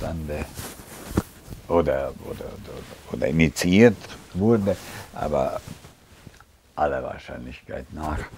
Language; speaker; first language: German; non-native, fluent; Hungarian